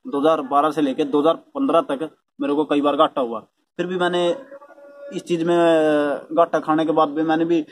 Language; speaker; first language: Hindi; native; Hindi